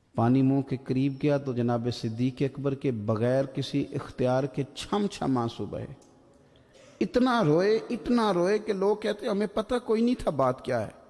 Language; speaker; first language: Urdu; native; Urdu